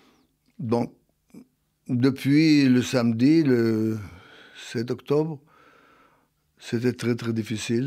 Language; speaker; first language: French; non-native, fluent; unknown